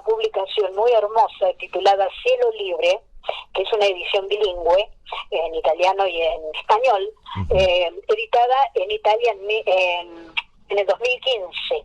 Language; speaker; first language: Spanish; native; Spanish